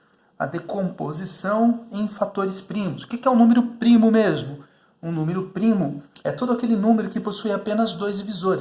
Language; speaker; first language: Portuguese; native; Portuguese